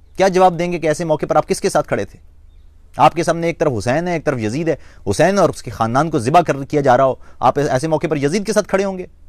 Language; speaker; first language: Urdu; non-native, local second language; Punjabi